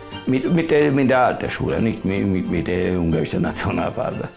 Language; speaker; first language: German; non-native, learner; Hungarian